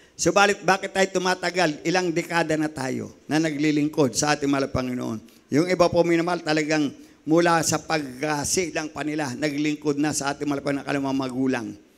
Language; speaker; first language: Filipino; native; Filipino